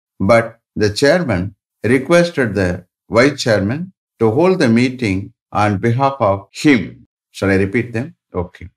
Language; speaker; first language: English; non-native, local second language; Tamil